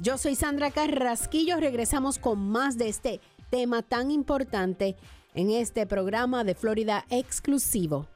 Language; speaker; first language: Spanish; native; Spanish